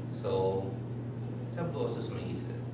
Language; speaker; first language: Chinese; non-native, learner; English